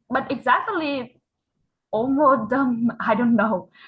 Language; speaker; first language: English; non-native, learner; Vietnamese